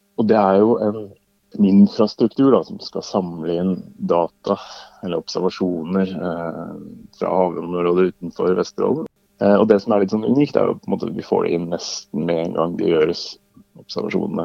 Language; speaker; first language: Norwegian; native; Norwegian